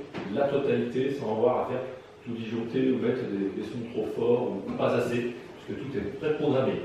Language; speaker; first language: French; native; French